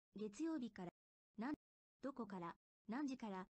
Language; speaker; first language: Japanese; non-native, learner; English